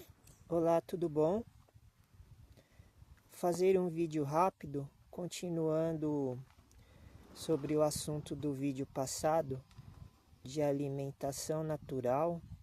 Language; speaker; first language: Portuguese; native; Portuguese